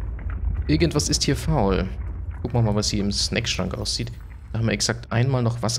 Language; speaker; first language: German; native; German